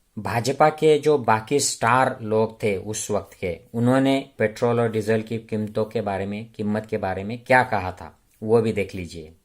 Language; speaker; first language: Hindi; non-native, local second language; Marathi